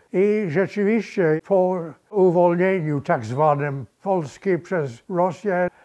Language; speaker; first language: Polish; early bilingual, other home language; English